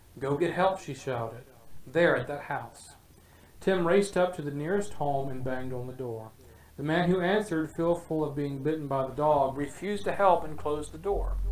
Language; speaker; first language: English; native; English